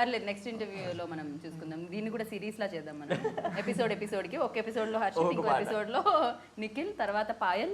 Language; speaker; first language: Telugu; native; Telugu